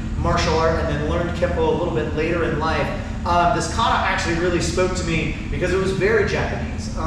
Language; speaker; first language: English; native; English